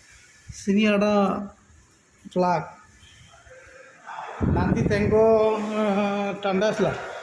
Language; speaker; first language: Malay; non-native, learner; Bangla